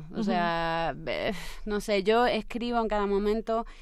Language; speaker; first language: Spanish; native; Spanish